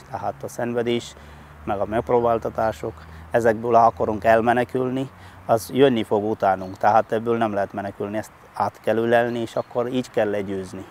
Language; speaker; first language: Hungarian; non-native, fluent; Malayalam